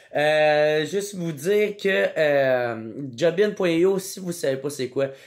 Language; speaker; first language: French; native; French